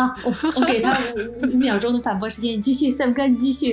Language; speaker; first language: Chinese; native; Chinese